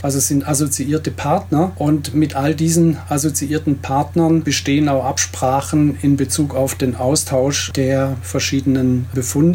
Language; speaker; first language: German; native; German